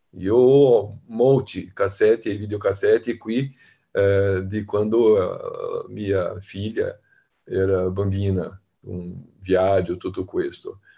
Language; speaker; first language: Italian; non-native, learner; Portuguese